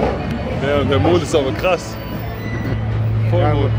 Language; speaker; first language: German; native; German